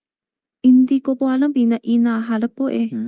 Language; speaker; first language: Filipino; non-native, learner; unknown